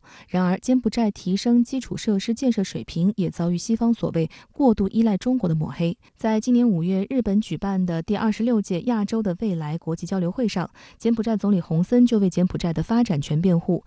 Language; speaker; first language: Chinese; native; Chinese